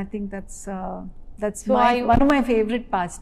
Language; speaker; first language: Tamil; non-native, local second language; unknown